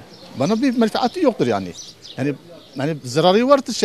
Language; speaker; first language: Turkish; non-native, local second language; Kurdish